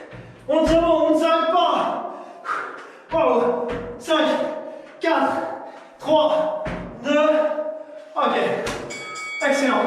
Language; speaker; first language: French; native; French